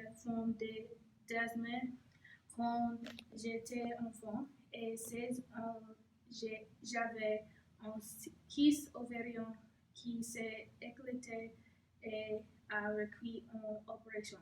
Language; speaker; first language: French; non-native, learner; English